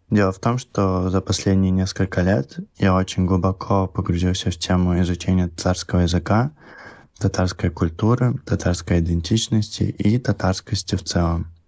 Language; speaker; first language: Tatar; early bilingual, heritage; Russian